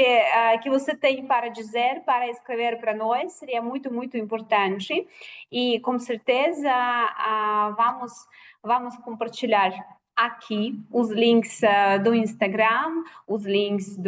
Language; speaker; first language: Portuguese; non-native, fluent; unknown